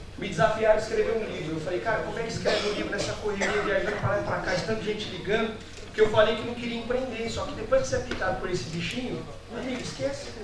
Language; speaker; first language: Portuguese; native; Portuguese